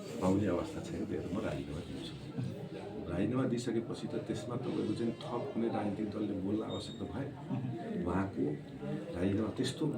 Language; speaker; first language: Nepali; non-native, local second language; Maithili